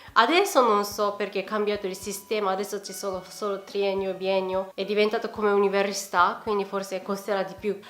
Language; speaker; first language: Italian; non-native, fluent; Japanese